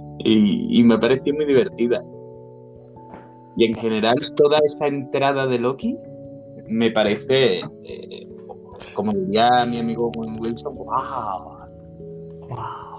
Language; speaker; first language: Spanish; native; Spanish